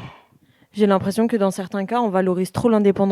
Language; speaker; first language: French; native; French